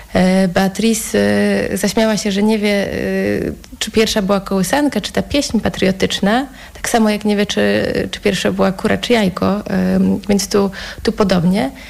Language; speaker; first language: Polish; native; Polish